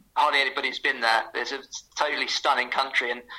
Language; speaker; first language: English; native; English